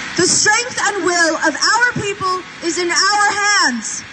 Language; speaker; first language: English; early bilingual, other home language; Armenian